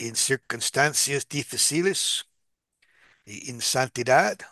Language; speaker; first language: Spanish; non-native, fluent; English